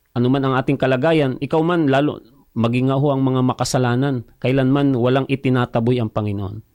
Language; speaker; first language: Filipino; non-native, local second language; Cebuano